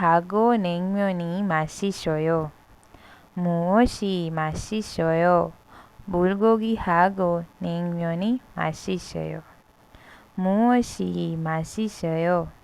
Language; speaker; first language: Korean; non-native, learner; Hindi